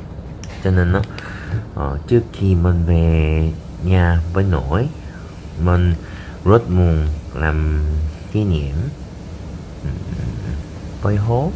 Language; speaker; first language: Vietnamese; non-native, learner; Korean